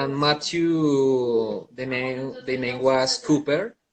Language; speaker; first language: English; non-native, learner; Spanish